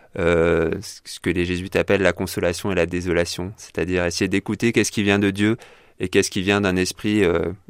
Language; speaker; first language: French; native; French